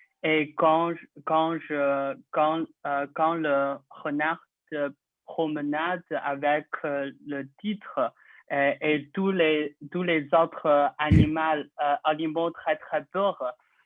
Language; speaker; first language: French; non-native, learner; Chinese